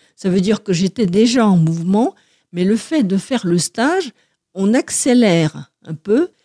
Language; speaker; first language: French; native; French